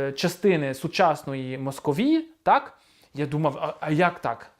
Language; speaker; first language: Ukrainian; non-native, fluent; French